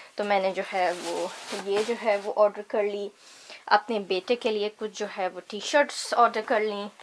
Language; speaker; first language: Hindi; native; Hindi